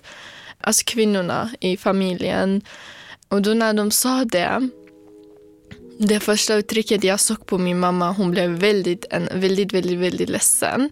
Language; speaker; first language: Swedish; non-native, fluent; Kurdish